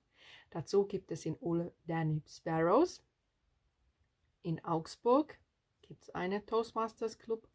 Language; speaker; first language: German; non-native, fluent; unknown